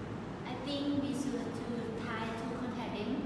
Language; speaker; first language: English; non-native, learner; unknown